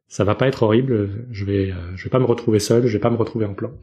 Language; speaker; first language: French; native; French